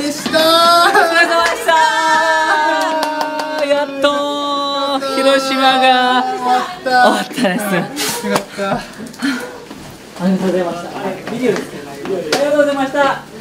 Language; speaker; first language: Japanese; non-native, learner; Indonesian